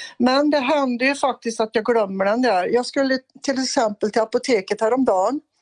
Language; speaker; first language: Swedish; native; Swedish